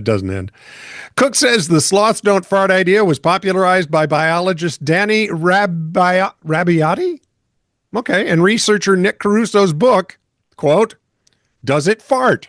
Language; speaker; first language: English; native; English